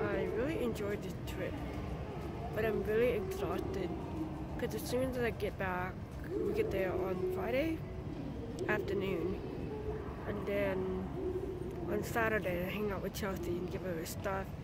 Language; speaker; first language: English; early bilingual, other home language; Thai